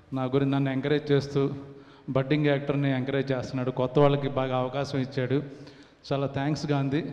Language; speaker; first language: Telugu; native; Telugu